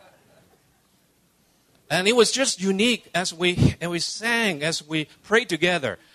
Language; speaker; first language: English; non-native, local second language; Cantonese